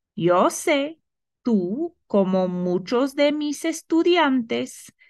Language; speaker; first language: Spanish; non-native, fluent; English